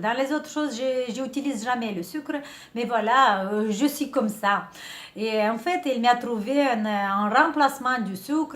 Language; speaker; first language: French; non-native, fluent; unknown